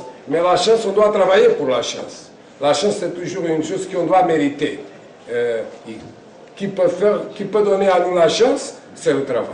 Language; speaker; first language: French; non-native, fluent; Portuguese